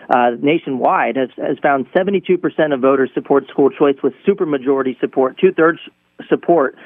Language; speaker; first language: English; native; English